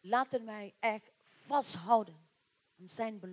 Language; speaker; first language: Dutch; non-native, learner; Indonesian